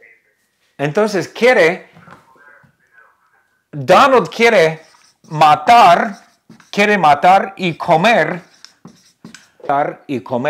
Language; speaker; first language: Spanish; non-native, fluent; English